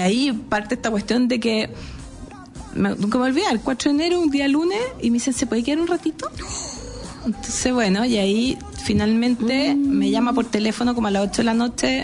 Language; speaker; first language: Spanish; native; Spanish